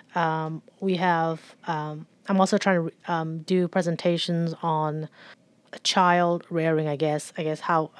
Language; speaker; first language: English; early bilingual, other home language; Burmese